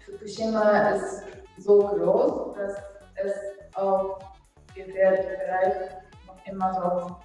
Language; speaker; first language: German; non-native, fluent; Japanese